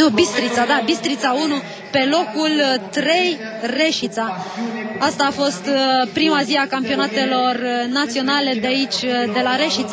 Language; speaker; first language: Romanian; native; Romanian